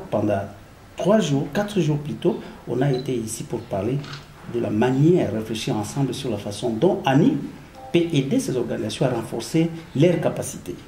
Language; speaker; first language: French; non-native, local second language; Swahili